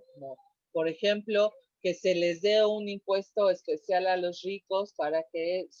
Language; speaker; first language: Spanish; native; Spanish